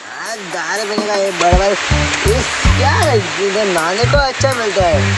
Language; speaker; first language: Hindi; non-native, local second language; Konkani